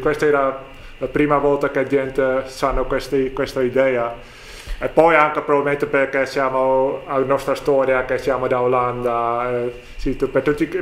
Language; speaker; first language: Italian; non-native, learner; Dutch